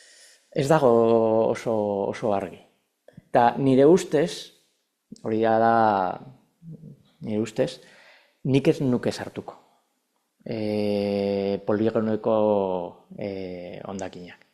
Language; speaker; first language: Basque; non-native, local second language; Spanish